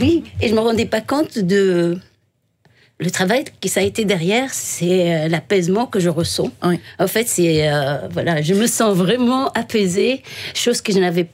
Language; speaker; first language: French; non-native, local second language; Arabic